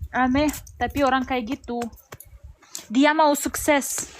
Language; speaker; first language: Indonesian; non-native, learner; Russian